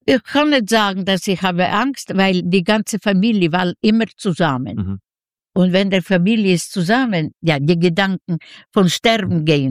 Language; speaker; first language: German; non-native, learner; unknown